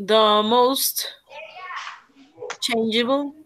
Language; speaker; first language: English; non-native, learner; Spanish